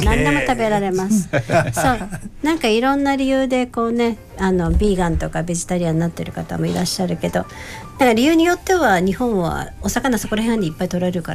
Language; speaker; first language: Japanese; native; Japanese